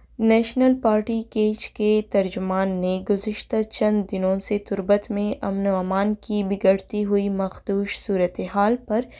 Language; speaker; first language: Urdu; non-native, local second language; Baluchi